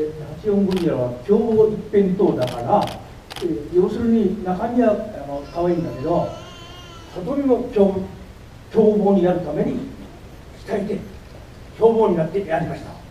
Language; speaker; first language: Japanese; native; Japanese